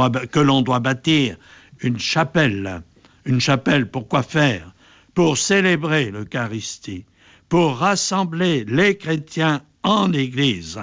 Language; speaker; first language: French; native; French